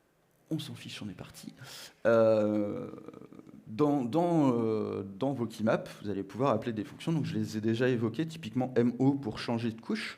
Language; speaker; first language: French; native; French